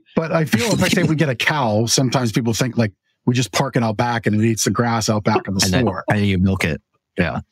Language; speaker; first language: English; native; English